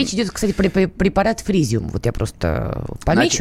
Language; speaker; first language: Russian; native; Russian